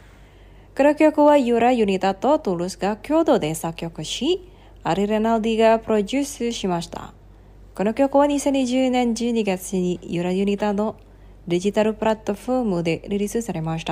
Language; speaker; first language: Japanese; non-native, fluent; Indonesian